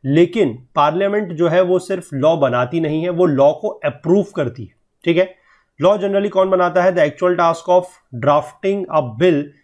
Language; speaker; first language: Hindi; native; Hindi